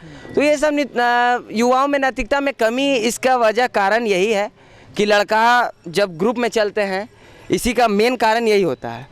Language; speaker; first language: Hindi; native; Hindi